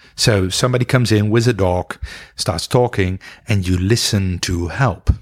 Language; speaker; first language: English; non-native, fluent; Dutch